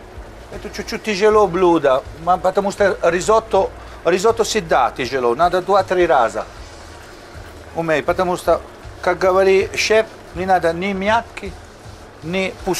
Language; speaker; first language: Russian; non-native, learner; Italian